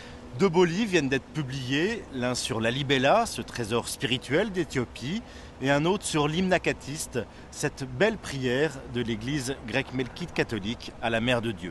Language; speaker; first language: French; native; French